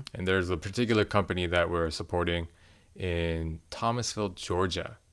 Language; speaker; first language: English; early bilingual, other home language; Korean